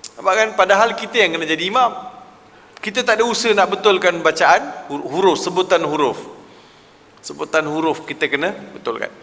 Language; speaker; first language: Malay; non-native, local second language; Tamil